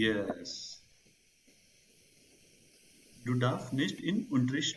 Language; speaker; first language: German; non-native, fluent; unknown